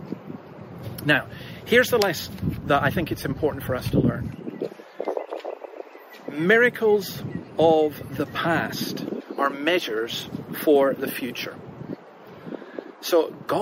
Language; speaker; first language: English; native; English